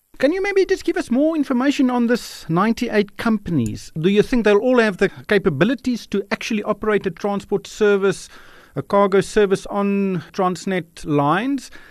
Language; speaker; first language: English; non-native, local second language; Afrikaans